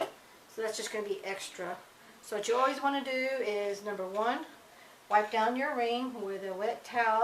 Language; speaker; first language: English; native; English